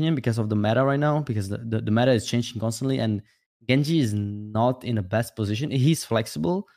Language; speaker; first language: English; non-native, fluent; Vietnamese